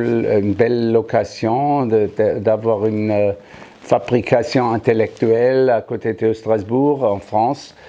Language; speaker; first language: French; non-native, fluent; German